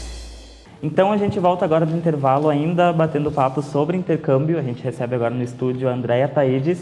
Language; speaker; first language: Portuguese; native; Portuguese